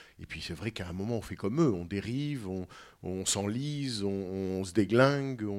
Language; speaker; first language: French; native; French